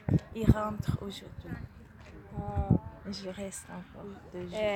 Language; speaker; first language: French; non-native, local second language; Swiss German